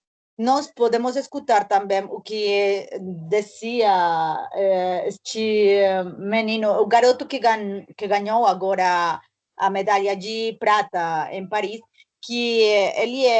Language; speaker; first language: Portuguese; non-native, learner; Spanish